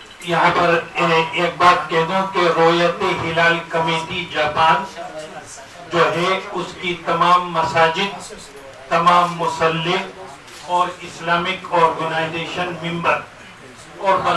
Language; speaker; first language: Hindi; non-native, local second language; Punjabi